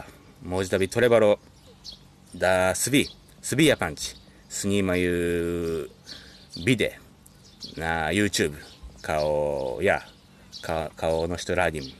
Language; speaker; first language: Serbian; non-native, learner; Japanese